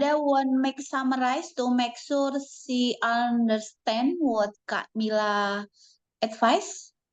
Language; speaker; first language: English; non-native, learner; Indonesian